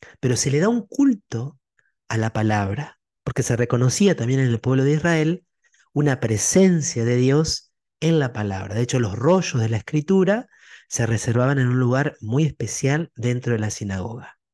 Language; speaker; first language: Spanish; native; Spanish